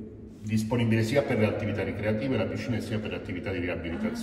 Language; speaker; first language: Italian; native; Italian